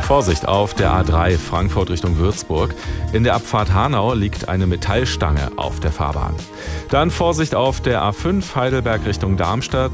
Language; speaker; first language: German; native; German